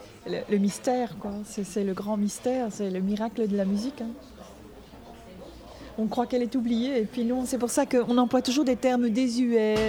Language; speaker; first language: French; native; French